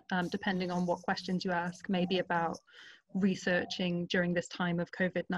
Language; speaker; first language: English; non-native, fluent; Portuguese